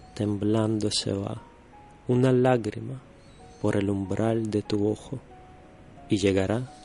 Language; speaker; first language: Spanish; non-native, fluent; Russian